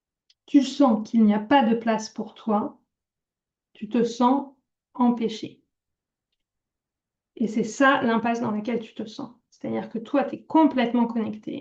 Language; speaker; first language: French; native; French